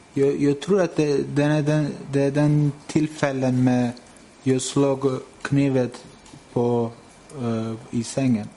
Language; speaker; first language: Swedish; non-native, fluent; Turkish